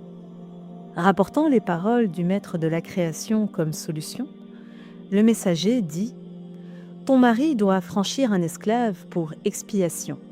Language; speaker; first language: French; native; French